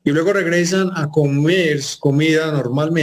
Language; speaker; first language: Spanish; native; Spanish